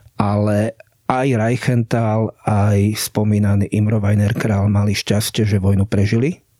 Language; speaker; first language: Slovak; native; Slovak